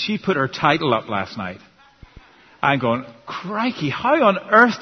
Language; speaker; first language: English; native; English